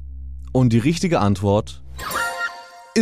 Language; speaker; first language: German; native; German